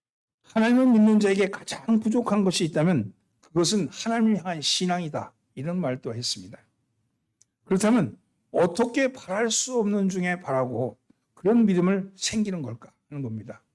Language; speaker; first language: Korean; native; Korean